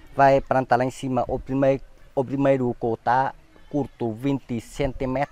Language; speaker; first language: Portuguese; non-native, learner; Vietnamese